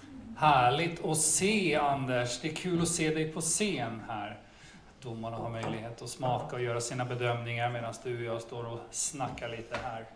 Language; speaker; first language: Swedish; native; Swedish